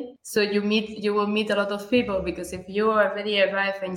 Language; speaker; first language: English; non-native, fluent; Catalan